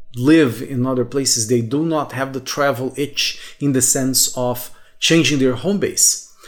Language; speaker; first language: English; non-native, fluent; Portuguese